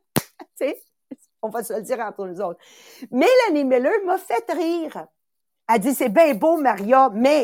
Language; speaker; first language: French; native; French